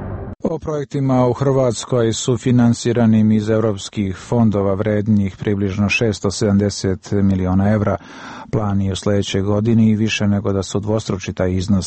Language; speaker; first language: Bosnian; native; Bosnian